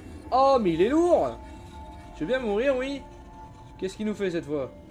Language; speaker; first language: French; native; French